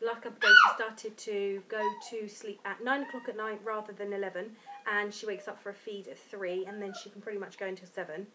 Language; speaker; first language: English; native; English